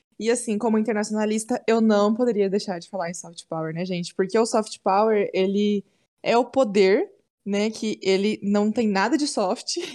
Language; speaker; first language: Portuguese; native; Portuguese